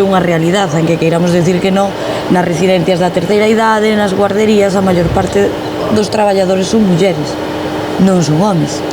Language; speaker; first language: Galician; native; Galician